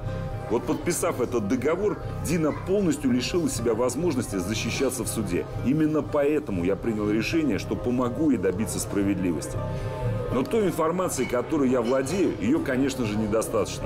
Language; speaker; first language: Russian; native; Russian